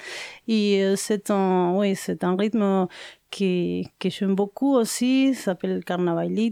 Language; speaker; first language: French; non-native, learner; Spanish